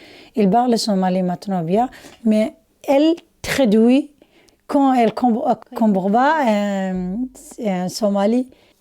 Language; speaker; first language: French; non-native, learner; Somali